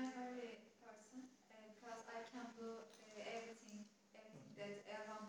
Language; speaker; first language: English; non-native, learner; Turkish